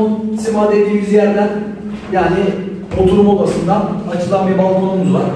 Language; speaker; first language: Turkish; native; Turkish